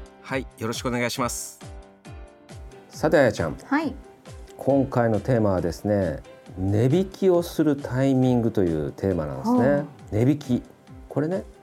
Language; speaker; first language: Japanese; native; Japanese